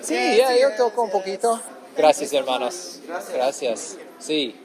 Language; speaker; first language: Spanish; non-native, learner; English